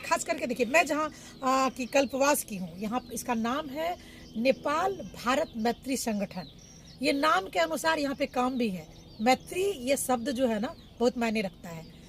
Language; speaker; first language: Hindi; native; Hindi